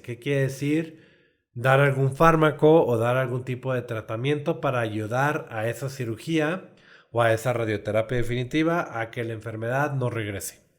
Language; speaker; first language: Spanish; native; Spanish